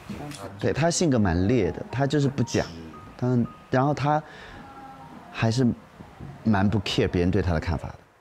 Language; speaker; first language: Chinese; native; Chinese